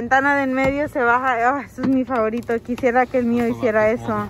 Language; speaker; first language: Spanish; early bilingual, heritage; Spanish